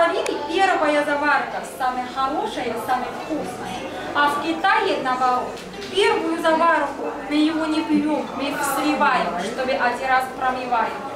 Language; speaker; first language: Russian; non-native, learner; Chinese